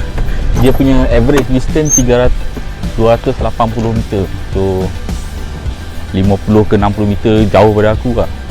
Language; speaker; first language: Malay; native; Malay